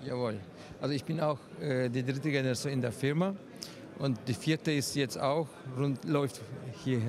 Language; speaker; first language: German; non-native, fluent; Turkish